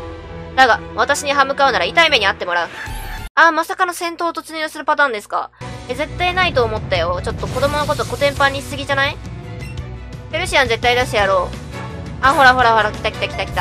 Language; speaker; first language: Japanese; native; Japanese